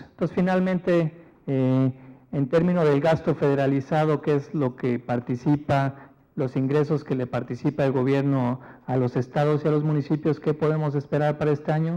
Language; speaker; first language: Spanish; native; Spanish